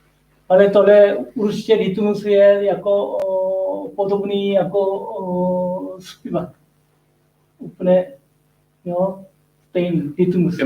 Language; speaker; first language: Czech; non-native, learner; Korean